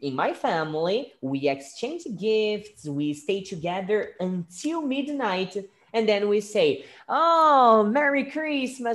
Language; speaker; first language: English; non-native, fluent; Portuguese